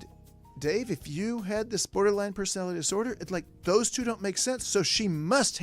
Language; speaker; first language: English; native; English